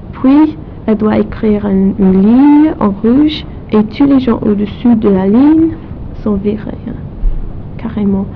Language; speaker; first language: French; non-native, fluent; German